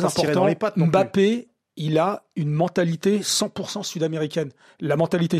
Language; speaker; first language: French; native; French